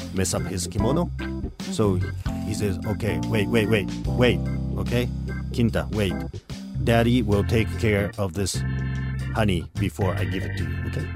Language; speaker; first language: English; early bilingual, other home language; Japanese